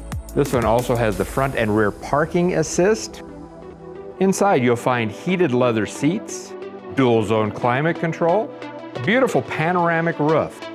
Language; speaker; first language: English; native; English